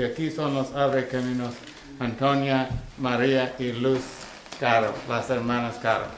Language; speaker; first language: Spanish; non-native, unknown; English